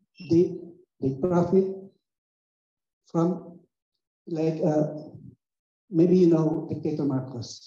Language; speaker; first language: English; non-native, local second language; Filipino